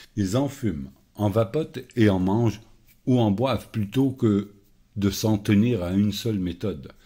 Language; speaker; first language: French; native; French